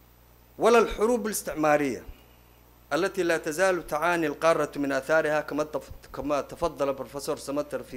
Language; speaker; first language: Arabic; non-native, local second language; Somali